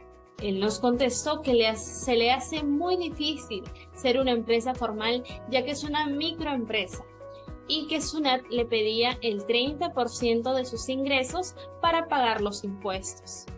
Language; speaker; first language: Spanish; native; Spanish